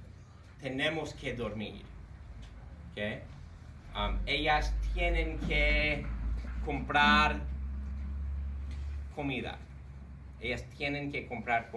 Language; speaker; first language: Spanish; non-native, fluent; English